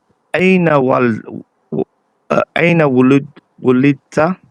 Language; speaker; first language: Arabic; non-native, learner; English